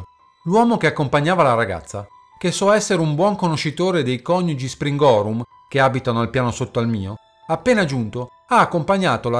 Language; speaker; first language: Italian; native; Italian